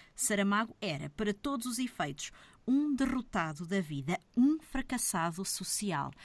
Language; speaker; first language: Portuguese; native; Portuguese